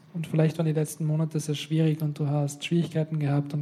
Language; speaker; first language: German; native; German